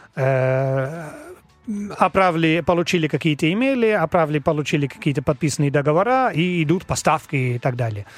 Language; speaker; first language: Russian; non-native, fluent; Dutch